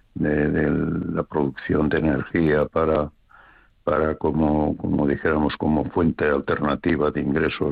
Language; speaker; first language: Spanish; native; Spanish